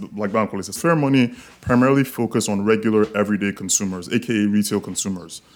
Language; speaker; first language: English; non-native, local second language; Yoruba